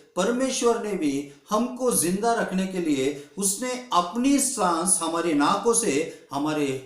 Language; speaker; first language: Hindi; non-native, local second language; Kannada